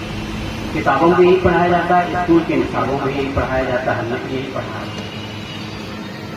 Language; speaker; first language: Urdu; native; Urdu